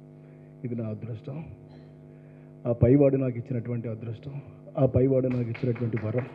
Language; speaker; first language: Telugu; native; Telugu